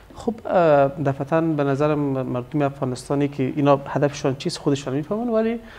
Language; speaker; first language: Persian; native; Persian